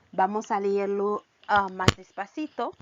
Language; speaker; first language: Spanish; non-native, fluent; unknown